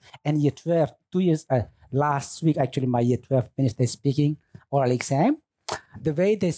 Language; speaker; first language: English; non-native, fluent; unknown